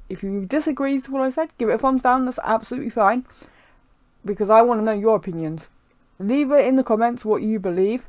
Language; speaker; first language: English; native; English